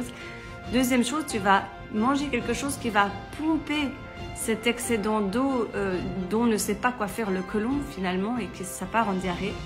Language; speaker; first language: French; native; French